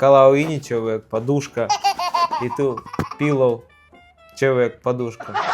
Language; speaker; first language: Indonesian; non-native, learner; Russian